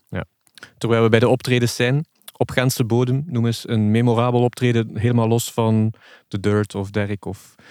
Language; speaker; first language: Dutch; native; Dutch